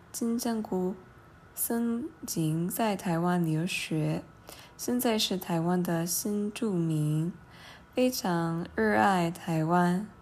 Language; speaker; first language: Chinese; non-native, fluent; English